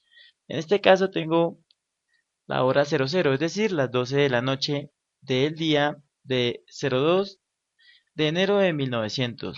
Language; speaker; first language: Spanish; native; Spanish